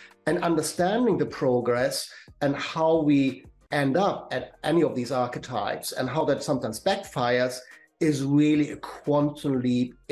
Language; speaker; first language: English; non-native, fluent; German